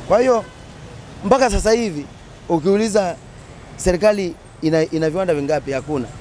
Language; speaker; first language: Swahili; native; Swahili